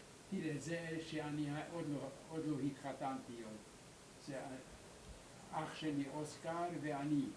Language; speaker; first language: Hebrew; non-native, learner; German